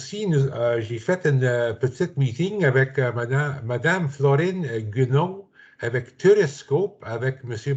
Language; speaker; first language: French; non-native, learner; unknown